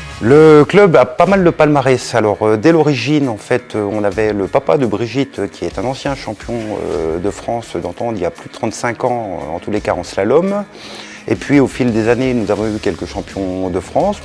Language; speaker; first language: French; native; French